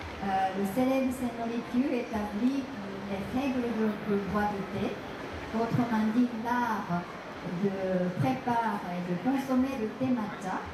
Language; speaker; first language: French; non-native, fluent; Japanese